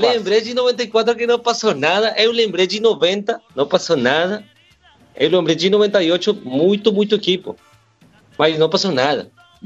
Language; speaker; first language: Portuguese; non-native, learner; Spanish